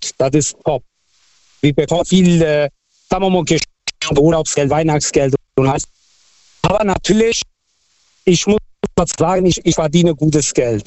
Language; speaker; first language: German; early bilingual, other home language; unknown